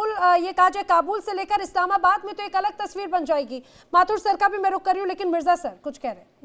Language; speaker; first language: Hindi; native; Hindi